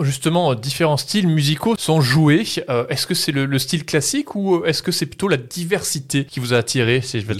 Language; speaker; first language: French; native; French